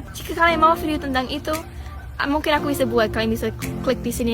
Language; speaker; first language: Indonesian; early bilingual, other home language; English